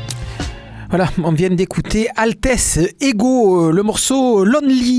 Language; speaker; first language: French; native; French